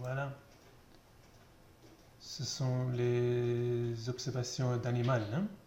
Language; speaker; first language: French; non-native, learner; German